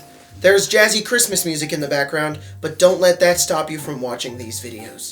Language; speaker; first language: English; native; English